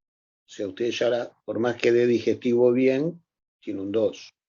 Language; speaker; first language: Spanish; native; Spanish